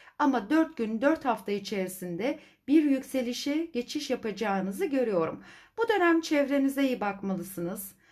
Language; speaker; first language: Turkish; native; Turkish